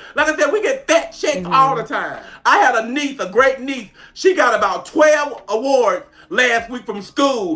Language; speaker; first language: English; native; English